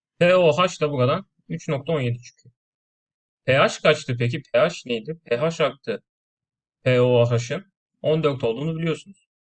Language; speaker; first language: Turkish; native; Turkish